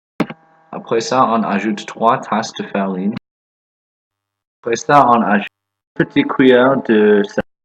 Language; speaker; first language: French; non-native, learner; English